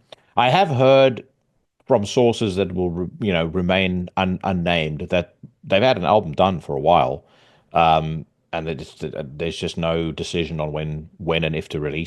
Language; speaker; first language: English; native; English